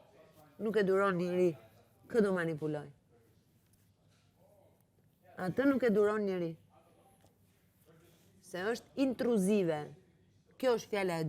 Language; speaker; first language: Albanian; native; Albanian